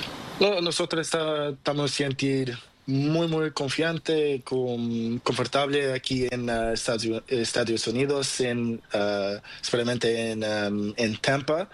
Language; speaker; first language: Spanish; non-native, learner; Portuguese